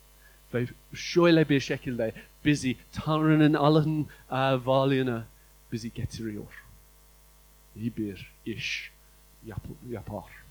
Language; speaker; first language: Turkish; non-native, fluent; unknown